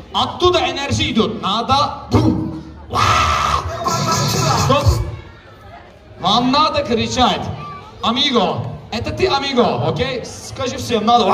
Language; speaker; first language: Russian; non-native, learner; Turkish